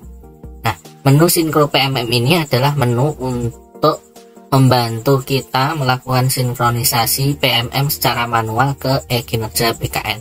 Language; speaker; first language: Indonesian; native; Indonesian